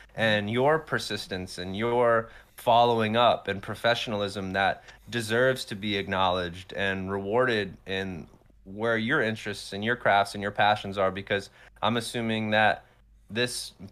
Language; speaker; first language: English; native; English